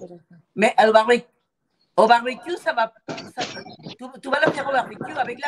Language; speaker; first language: French; non-native, fluent; Spanish